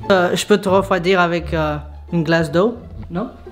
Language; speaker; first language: French; early bilingual, other home language; English